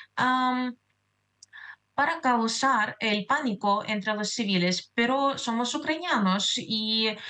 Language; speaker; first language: Spanish; non-native, fluent; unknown